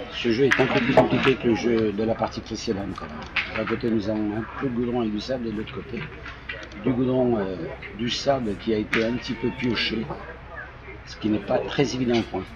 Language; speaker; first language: French; native; French